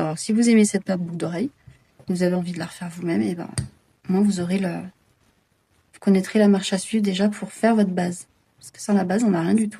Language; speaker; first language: French; native; French